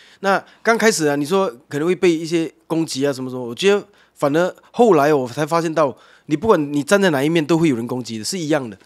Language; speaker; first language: Chinese; native; Chinese